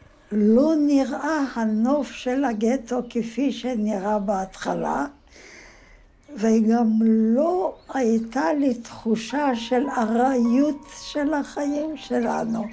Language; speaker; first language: Hebrew; non-native, fluent; Yiddish